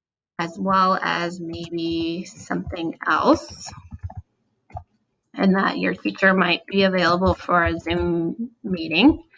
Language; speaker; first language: English; native; English